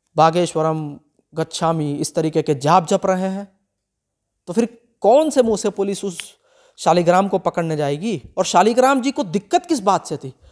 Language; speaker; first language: Hindi; non-native, local second language; Gujarati